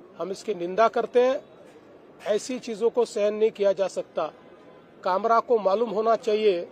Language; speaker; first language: Hindi; non-native, local second language; Marathi